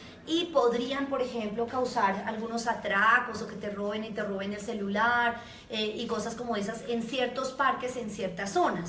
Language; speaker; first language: Spanish; native; Spanish